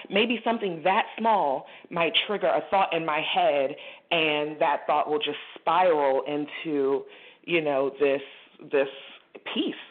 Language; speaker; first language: English; native; English